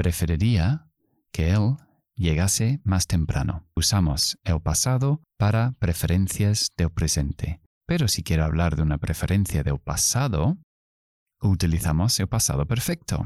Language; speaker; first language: Spanish; non-native, fluent; English